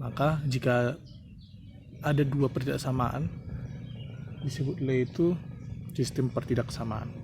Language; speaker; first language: Indonesian; native; Indonesian